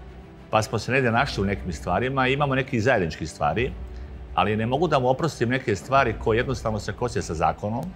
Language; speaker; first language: Serbian; native; Serbian